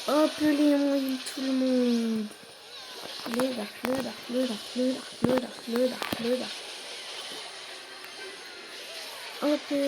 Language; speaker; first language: French; native; French